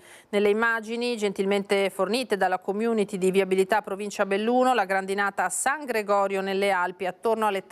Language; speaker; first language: Italian; native; Italian